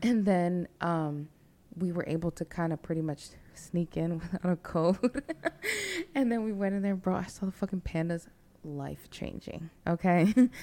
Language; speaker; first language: English; early bilingual, other home language; Spanish